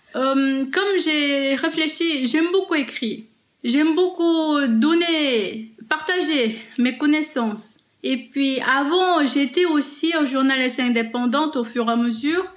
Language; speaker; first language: French; non-native, fluent; Korean